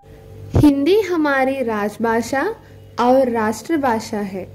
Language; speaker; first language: Hindi; non-native, local second language; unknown